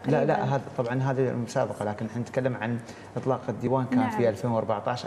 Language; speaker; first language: Arabic; native; Arabic